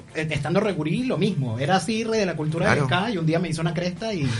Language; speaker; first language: Spanish; native; Spanish